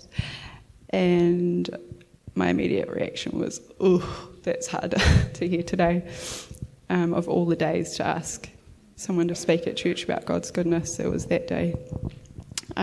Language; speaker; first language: English; native; English